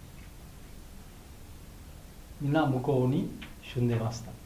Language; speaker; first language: Japanese; non-native, fluent; Bangla